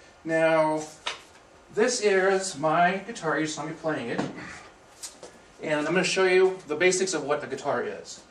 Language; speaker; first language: English; native; English